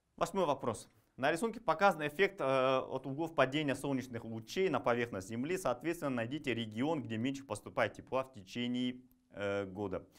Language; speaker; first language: Russian; non-native, local second language; Kazakh